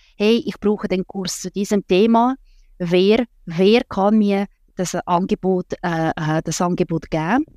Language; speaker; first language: German; non-native, fluent; Russian